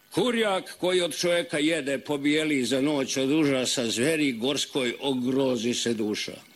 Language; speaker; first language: Serbian; native; Serbian